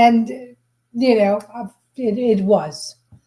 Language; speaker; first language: English; native; English